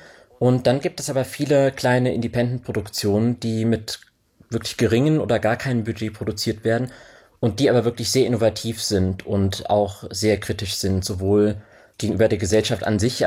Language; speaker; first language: German; native; German